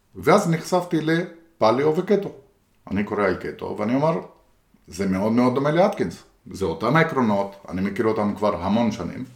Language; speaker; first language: Hebrew; non-native, fluent; Spanish